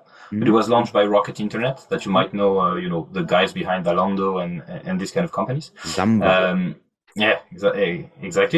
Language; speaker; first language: English; non-native, fluent; French